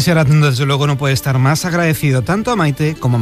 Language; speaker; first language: Spanish; native; Spanish